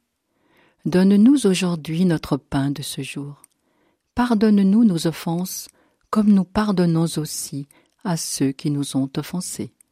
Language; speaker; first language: French; native; French